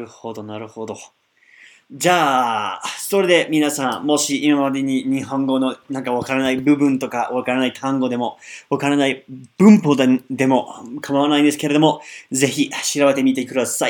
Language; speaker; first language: Japanese; non-native, fluent; English